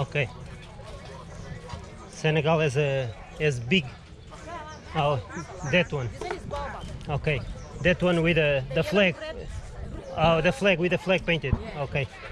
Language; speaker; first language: English; non-native, learner; Portuguese